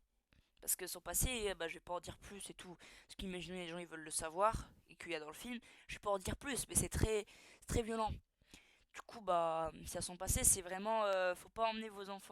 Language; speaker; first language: French; native; French